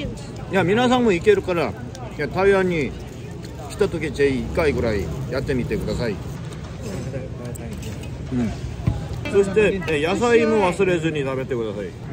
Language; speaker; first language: Japanese; non-native, fluent; Korean